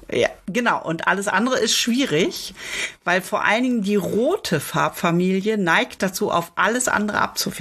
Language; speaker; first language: German; native; German